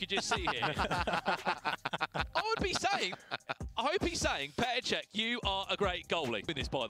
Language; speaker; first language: English; native; English